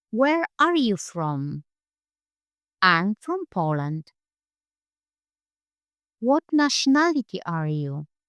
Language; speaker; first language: English; non-native, fluent; Polish